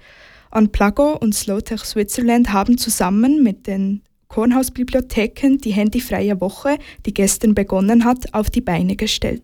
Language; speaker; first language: German; native; German